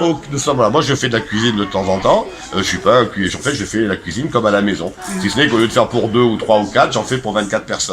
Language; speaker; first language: French; native; French